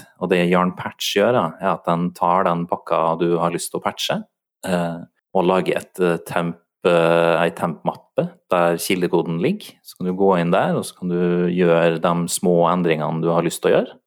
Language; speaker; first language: Norwegian; native; Norwegian